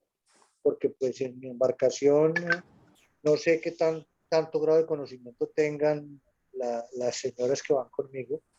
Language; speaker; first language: Spanish; native; Spanish